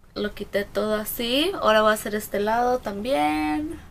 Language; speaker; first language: Spanish; early bilingual, other home language; English